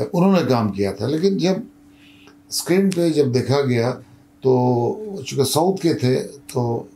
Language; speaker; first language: Hindi; native; Hindi